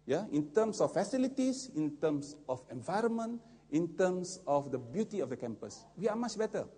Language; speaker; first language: English; non-native, local second language; Malay